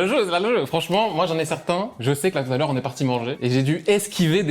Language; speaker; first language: French; native; French